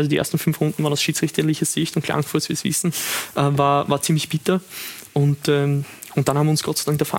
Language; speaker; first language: German; native; German